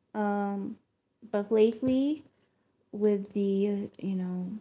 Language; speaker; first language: English; non-native, fluent; Hebrew